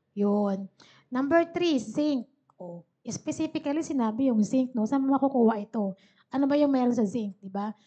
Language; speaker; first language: Filipino; native; Filipino